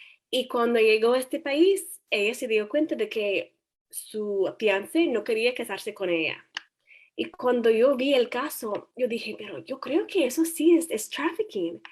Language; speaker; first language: Spanish; non-native, learner; English